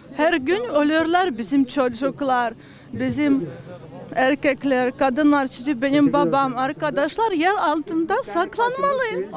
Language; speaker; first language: Turkish; non-native, learner; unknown